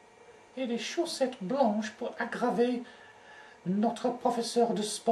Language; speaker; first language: French; non-native, learner; English